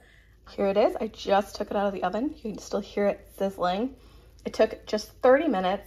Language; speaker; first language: English; native; English